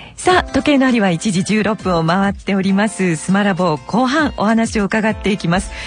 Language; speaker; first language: Japanese; native; Japanese